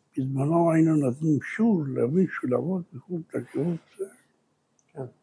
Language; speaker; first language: Hebrew; early bilingual, other home language; Spanish